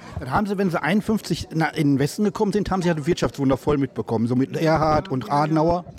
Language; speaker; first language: German; native; German